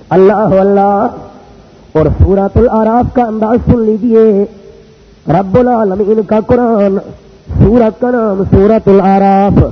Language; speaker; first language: Urdu; non-native, local second language; Punjabi